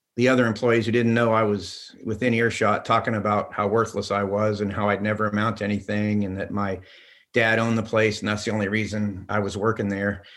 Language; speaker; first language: English; native; English